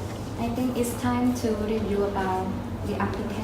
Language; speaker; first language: English; non-native, learner; Khmer